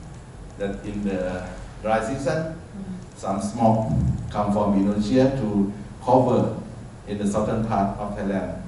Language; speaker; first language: English; non-native, learner; Thai